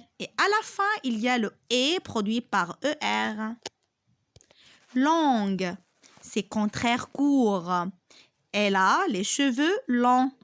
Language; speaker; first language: French; non-native, local second language; Arabic